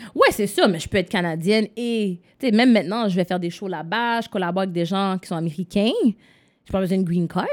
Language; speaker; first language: French; non-native, local second language; English